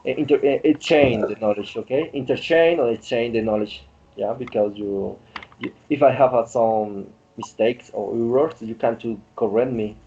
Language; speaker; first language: English; non-native, learner; Spanish